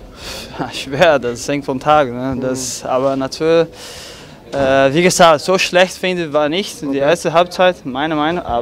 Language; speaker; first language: German; non-native, fluent; Portuguese